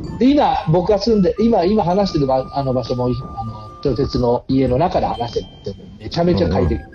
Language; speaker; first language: Japanese; native; Japanese